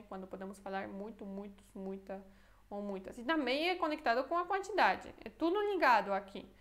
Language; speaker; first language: Portuguese; non-native, fluent; Polish